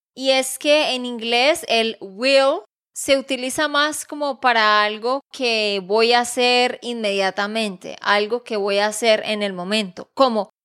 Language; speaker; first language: Spanish; native; Spanish